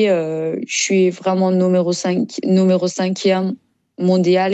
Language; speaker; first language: French; non-native, learner; Persian